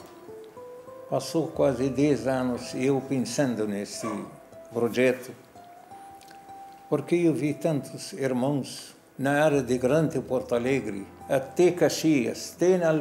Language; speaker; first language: Portuguese; non-native, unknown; Arabic